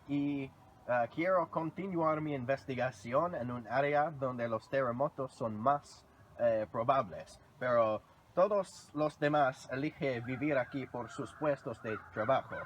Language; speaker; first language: Spanish; non-native, learner; English